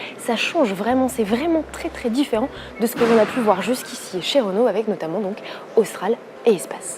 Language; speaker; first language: French; native; French